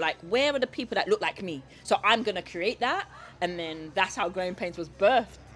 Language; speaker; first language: English; native; English